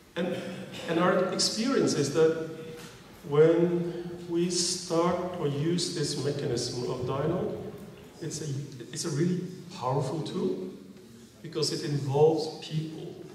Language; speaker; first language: English; non-native, fluent; Norwegian